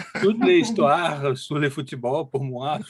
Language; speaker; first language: French; non-native, learner; Portuguese